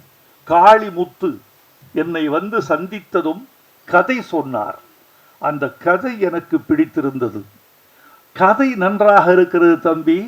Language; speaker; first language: Tamil; native; Tamil